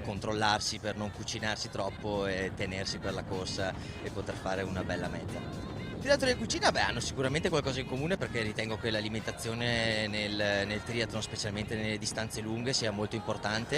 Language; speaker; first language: Italian; native; Italian